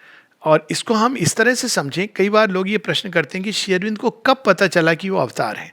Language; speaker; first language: Hindi; native; Hindi